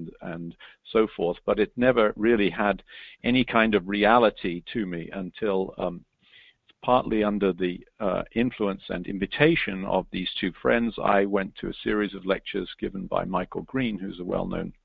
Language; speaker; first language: English; native; English